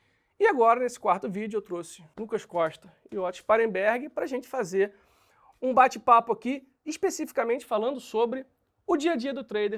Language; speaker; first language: Portuguese; native; Portuguese